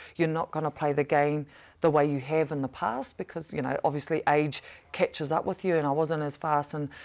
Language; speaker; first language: English; native; English